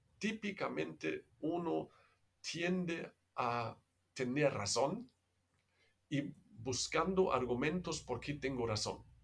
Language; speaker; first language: Spanish; non-native, fluent; German